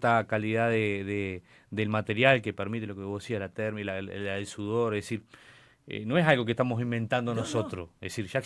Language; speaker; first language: Spanish; native; Spanish